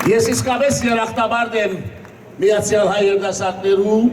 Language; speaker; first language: Armenian; early bilingual, other home language; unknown